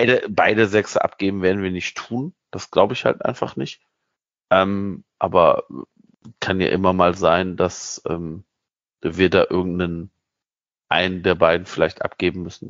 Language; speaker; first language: German; native; German